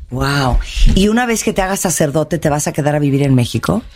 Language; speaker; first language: Spanish; native; Spanish